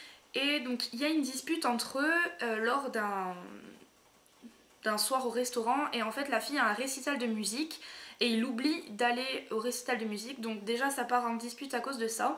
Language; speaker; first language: French; native; French